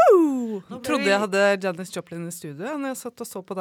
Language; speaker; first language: Norwegian; native; Norwegian